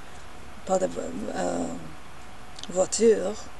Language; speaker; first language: French; non-native, learner; English